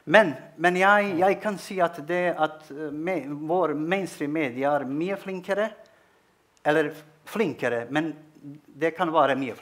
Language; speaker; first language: Norwegian; non-native, fluent; Bosnian